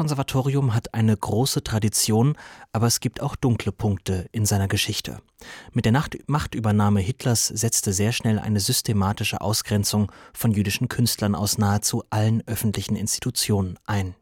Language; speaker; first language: German; native; German